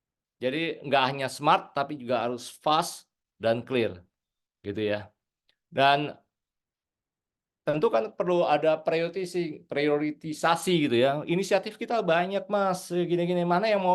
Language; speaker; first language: Indonesian; native; Indonesian